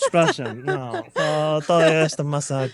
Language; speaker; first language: Polish; non-native, fluent; Japanese